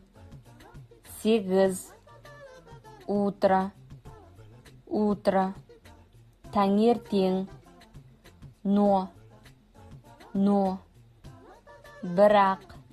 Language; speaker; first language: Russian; non-native, fluent; Kazakh